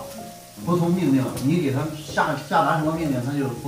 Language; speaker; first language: Chinese; native; Chinese